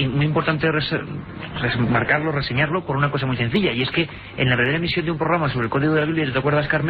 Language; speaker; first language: Spanish; native; Spanish